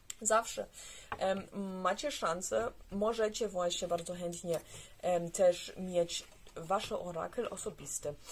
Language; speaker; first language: Polish; early bilingual, heritage; Polish